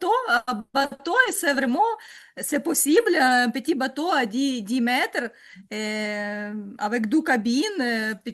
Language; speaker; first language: French; non-native, learner; Ukrainian